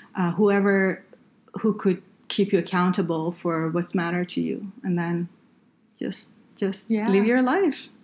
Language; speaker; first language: English; non-native, fluent; Persian